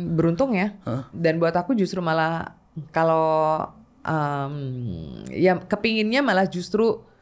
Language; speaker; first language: Indonesian; native; Indonesian